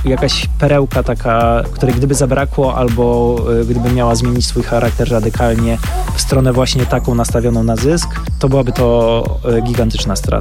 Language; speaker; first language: Polish; native; Polish